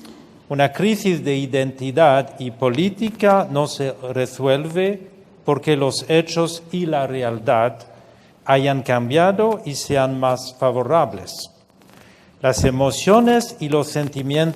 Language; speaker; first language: Spanish; non-native, fluent; French